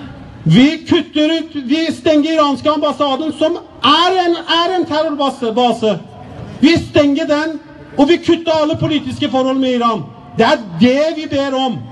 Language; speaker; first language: Norwegian; non-native, fluent; Persian